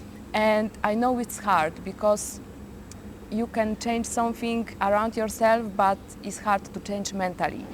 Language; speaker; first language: English; non-native, learner; Polish